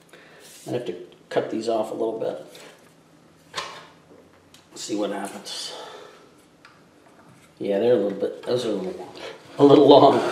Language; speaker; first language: English; native; English